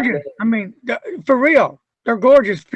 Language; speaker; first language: English; native; English